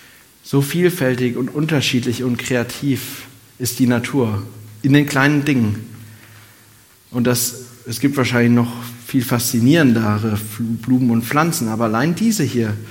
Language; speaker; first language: German; native; German